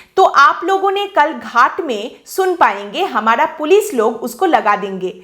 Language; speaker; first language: Hindi; non-native, local second language; Bangla